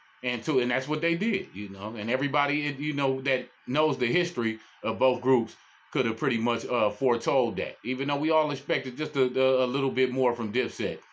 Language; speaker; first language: English; native; English